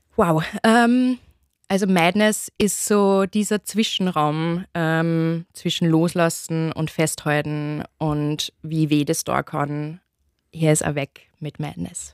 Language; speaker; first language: German; native; German